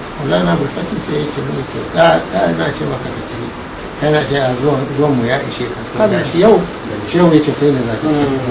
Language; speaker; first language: Hausa; non-native, local second language; Arabic